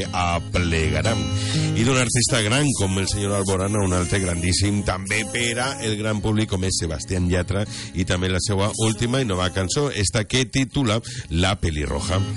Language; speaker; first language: Catalan; native; Catalan